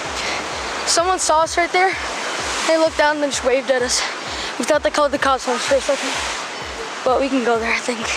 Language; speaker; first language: English; native; English